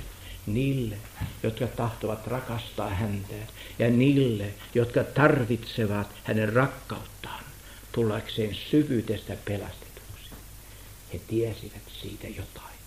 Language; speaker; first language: Finnish; non-native, fluent; German